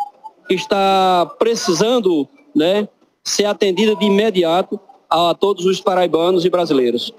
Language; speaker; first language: Portuguese; native; Portuguese